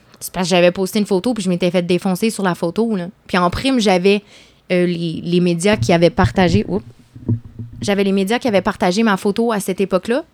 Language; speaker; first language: French; native; French